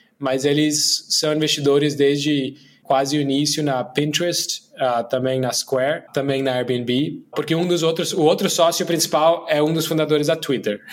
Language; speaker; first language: Portuguese; non-native, fluent; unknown